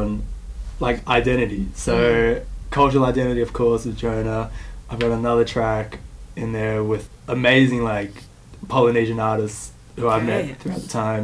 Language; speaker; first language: English; native; English